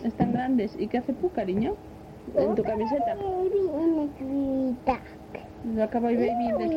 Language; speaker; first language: Spanish; native; Spanish